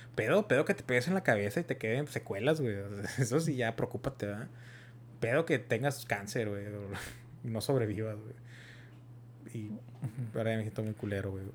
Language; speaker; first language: Spanish; early bilingual, heritage; Spanish